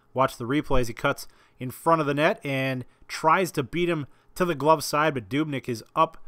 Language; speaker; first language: English; native; English